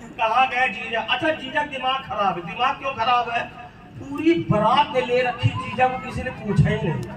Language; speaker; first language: Hindi; native; Hindi